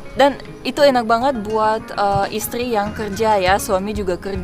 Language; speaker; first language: Indonesian; non-native, fluent; Russian